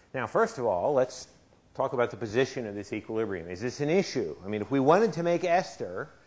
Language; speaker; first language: English; native; English